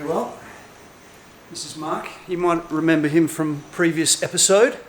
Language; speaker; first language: English; native; English